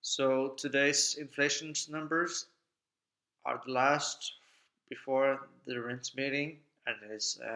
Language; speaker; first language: English; non-native, fluent; Norwegian